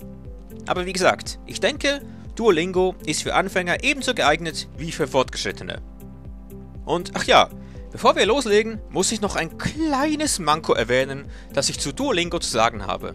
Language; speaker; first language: German; native; German